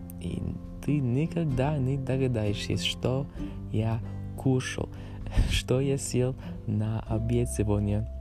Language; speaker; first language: Russian; non-native, learner; English